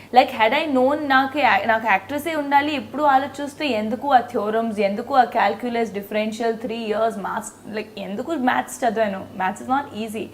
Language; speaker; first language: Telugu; non-native, local second language; Hindi